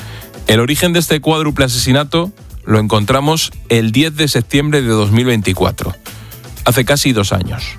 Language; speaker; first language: Spanish; native; Spanish